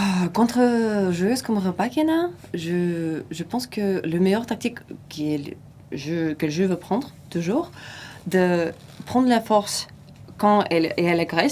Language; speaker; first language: French; non-native, fluent; Russian